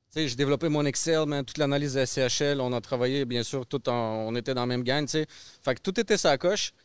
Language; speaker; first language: French; early bilingual, other home language; Russian